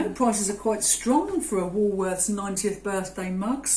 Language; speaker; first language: English; native; English